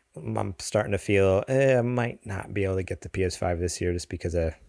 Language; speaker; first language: English; native; English